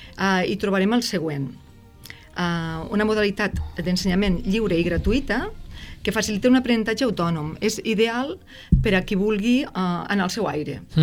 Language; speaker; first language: Catalan; native; Catalan